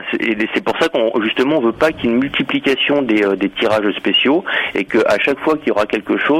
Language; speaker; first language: French; native; French